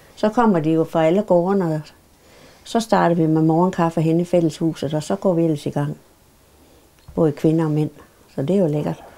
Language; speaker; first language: Danish; native; Danish